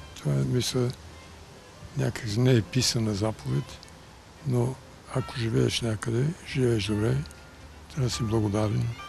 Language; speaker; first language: Bulgarian; early bilingual, heritage; Bulgarian